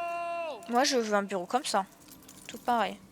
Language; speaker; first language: French; native; French